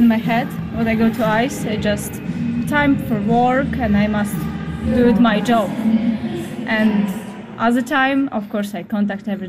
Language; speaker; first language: English; non-native, fluent; Ukrainian